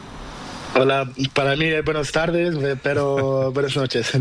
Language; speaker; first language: Spanish; non-native, learner; Portuguese